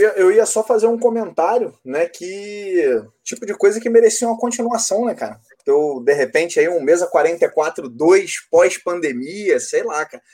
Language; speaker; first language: Portuguese; native; Portuguese